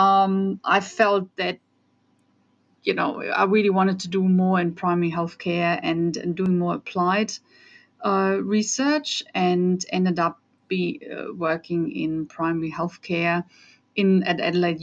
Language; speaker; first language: English; non-native, fluent; German